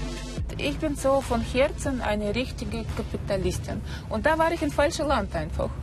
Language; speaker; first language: German; non-native, fluent; Russian